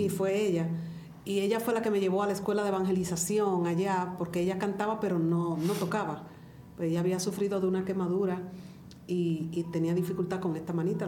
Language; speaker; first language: Spanish; native; Spanish